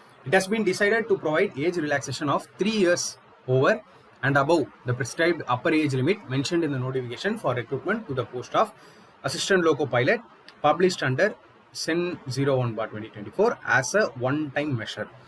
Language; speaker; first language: English; non-native, local second language; Tamil